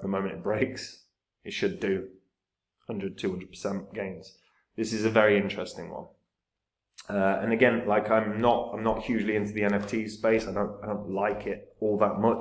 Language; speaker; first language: English; native; English